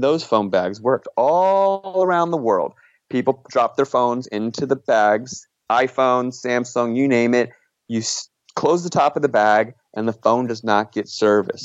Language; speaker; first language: English; native; English